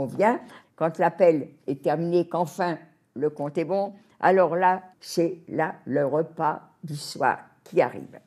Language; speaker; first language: French; native; French